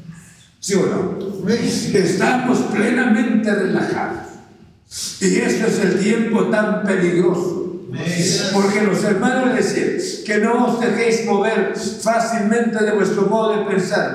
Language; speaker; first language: Spanish; native; Spanish